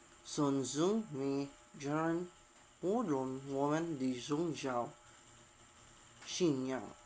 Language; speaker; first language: Chinese; non-native, learner; Filipino